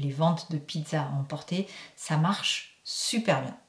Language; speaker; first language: French; native; French